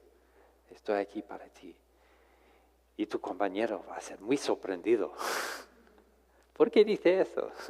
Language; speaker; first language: Spanish; non-native, fluent; English